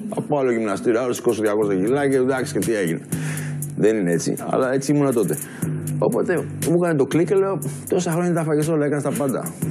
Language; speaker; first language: Greek; early bilingual, heritage; Greek